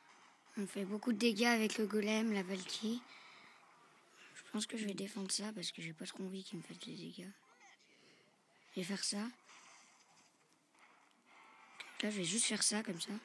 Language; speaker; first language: French; native; French